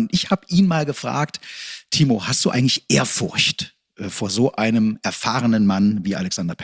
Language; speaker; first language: German; native; German